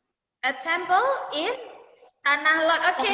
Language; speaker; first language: English; non-native, learner; Indonesian